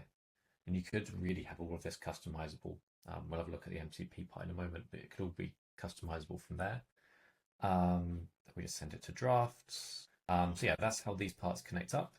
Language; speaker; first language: English; native; English